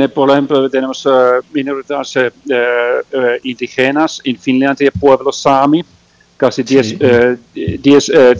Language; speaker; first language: Spanish; non-native, fluent; Finnish